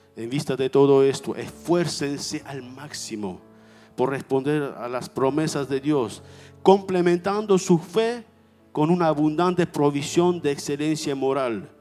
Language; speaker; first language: Spanish; non-native, fluent; Armenian